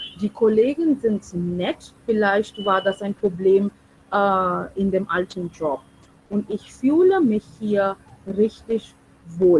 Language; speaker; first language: German; non-native, fluent; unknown